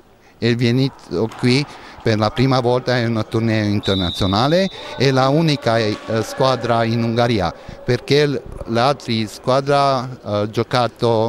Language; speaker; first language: Italian; non-native, learner; Hungarian